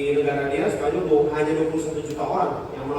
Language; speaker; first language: Indonesian; native; Indonesian